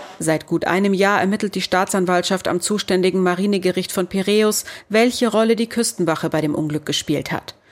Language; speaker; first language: German; native; German